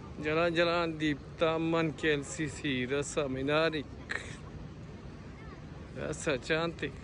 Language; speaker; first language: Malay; non-native, learner; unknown